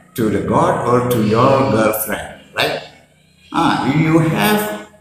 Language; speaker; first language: English; non-native, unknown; Balinese